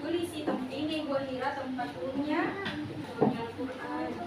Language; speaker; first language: Indonesian; native; Indonesian